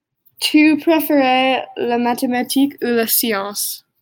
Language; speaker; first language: French; non-native, learner; English